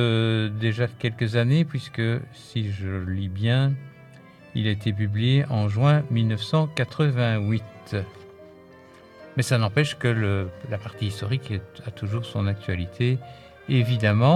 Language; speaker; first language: French; native; French